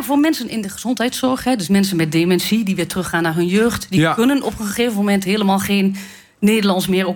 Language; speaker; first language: Dutch; native; Dutch